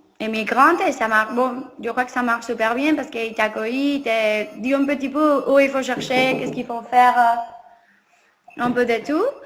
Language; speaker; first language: French; non-native, learner; Spanish